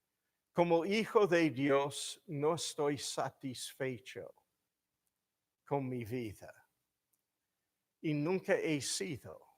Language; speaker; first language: Spanish; non-native, fluent; English